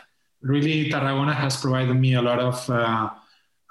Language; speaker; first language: English; non-native, fluent; Spanish